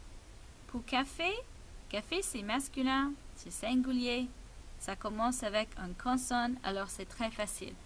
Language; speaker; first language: French; non-native, fluent; English